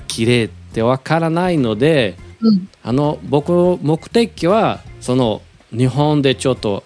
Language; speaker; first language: Japanese; non-native, learner; Portuguese